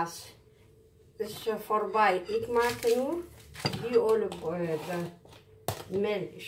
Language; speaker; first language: Dutch; non-native, learner; Somali